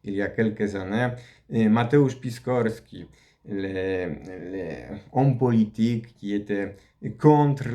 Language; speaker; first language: French; non-native, learner; Polish